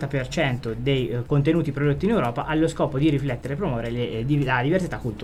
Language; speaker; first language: Italian; native; Italian